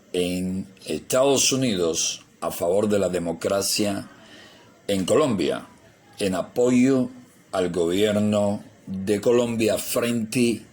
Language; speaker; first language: Spanish; native; Spanish